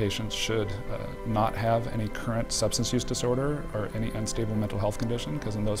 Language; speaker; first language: English; native; English